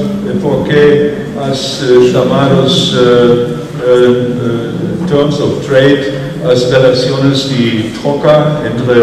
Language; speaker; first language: Portuguese; non-native, fluent; German